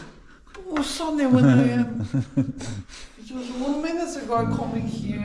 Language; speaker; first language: English; non-native, learner; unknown